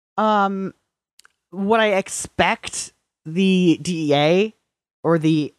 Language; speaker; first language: English; native; English